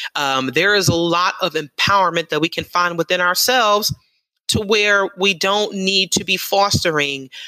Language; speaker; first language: English; native; English